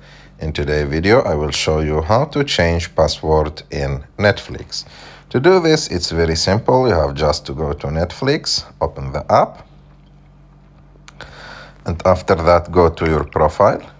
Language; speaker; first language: English; non-native, fluent; French